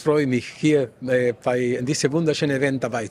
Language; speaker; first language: German; non-native, fluent; Spanish